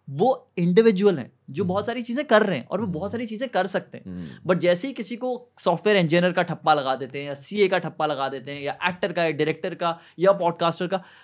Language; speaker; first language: Hindi; native; Hindi